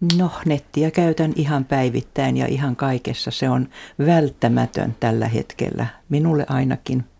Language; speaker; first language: Finnish; native; Finnish